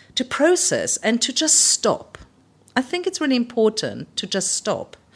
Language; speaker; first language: English; early bilingual, other home language; German